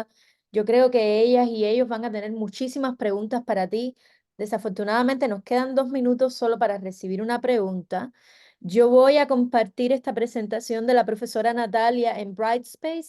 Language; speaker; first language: Spanish; native; Spanish